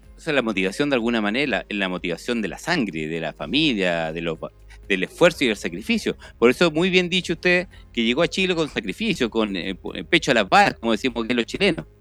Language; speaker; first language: Spanish; native; Spanish